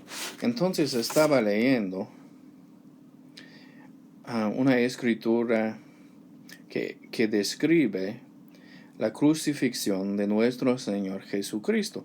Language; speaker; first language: Spanish; non-native, learner; English